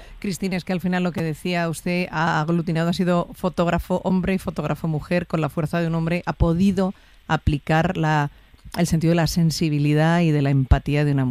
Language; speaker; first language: Spanish; native; Spanish